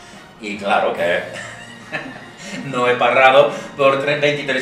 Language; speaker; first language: Spanish; non-native, fluent; English